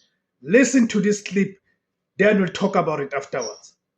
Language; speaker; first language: English; non-native, local second language; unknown